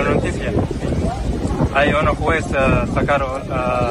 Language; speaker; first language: Spanish; non-native, learner; Arabic